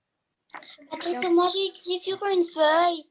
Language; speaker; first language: French; non-native, local second language; Arabic